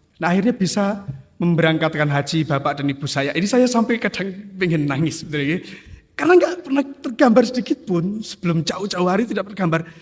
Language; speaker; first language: Indonesian; non-native, local second language; Javanese